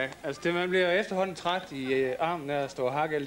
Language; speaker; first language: Danish; native; Danish